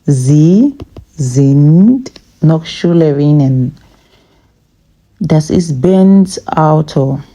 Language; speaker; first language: German; non-native, fluent; English